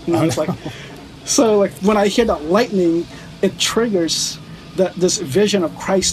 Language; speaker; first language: English; early bilingual, other home language; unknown